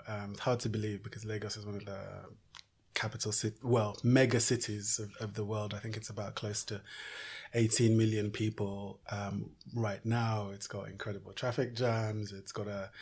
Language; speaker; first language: English; early bilingual, other home language; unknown